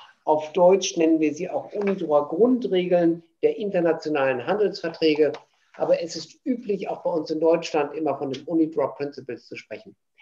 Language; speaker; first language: German; native; German